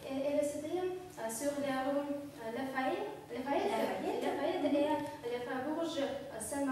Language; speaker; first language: French; non-native, learner; Russian